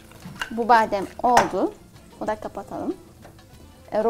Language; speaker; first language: Turkish; non-native, learner; Arabic